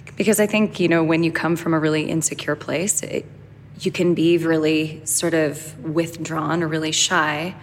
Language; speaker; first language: English; native; English